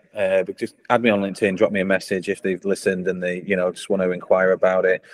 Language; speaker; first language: English; native; English